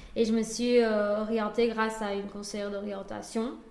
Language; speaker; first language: French; early bilingual, other home language; Spanish